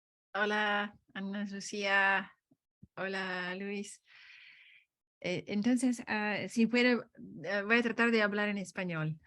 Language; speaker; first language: Spanish; non-native, fluent; Italian